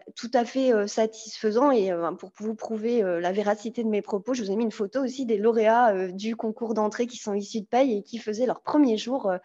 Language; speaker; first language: French; native; French